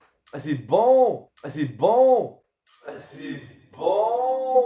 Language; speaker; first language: French; native; French